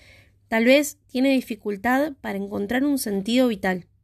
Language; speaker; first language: Spanish; native; Spanish